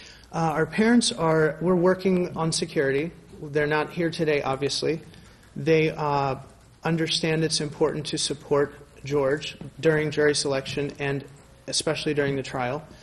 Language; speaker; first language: English; early bilingual, other home language; Spanish